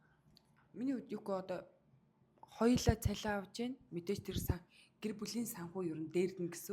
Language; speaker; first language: Mongolian; native; Mongolian